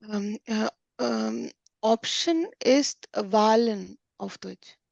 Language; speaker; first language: German; non-native, learner; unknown